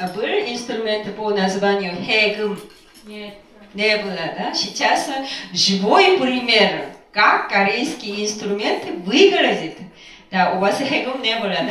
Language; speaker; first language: Russian; non-native, fluent; Korean